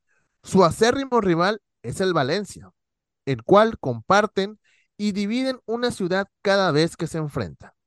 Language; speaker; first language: Spanish; native; Spanish